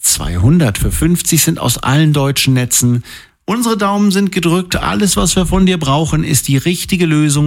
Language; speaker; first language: German; native; German